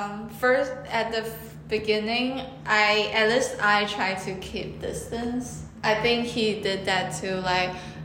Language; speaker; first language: English; non-native, fluent; Chinese